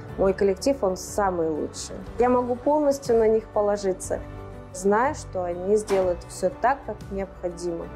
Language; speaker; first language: Russian; native; Russian